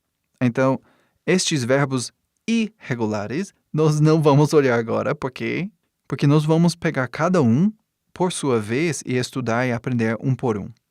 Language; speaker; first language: Portuguese; non-native, fluent; English